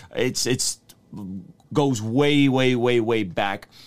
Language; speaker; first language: English; early bilingual, other home language; Russian